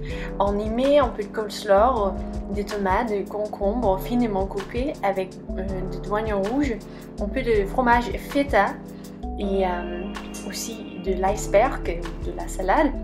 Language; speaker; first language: French; non-native, fluent; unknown